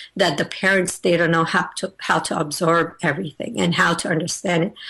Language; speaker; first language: English; native; English